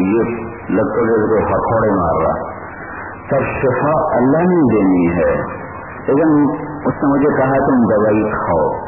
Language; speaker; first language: Urdu; non-native, local second language; Punjabi